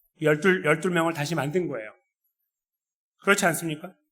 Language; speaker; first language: Korean; native; Korean